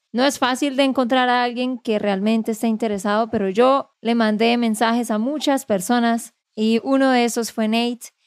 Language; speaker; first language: Spanish; native; Spanish